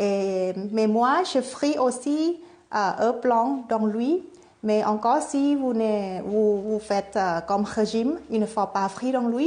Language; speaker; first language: French; non-native, fluent; Thai